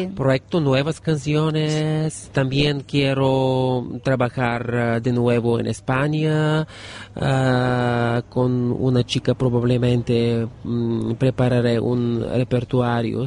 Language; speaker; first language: Spanish; non-native, learner; Bulgarian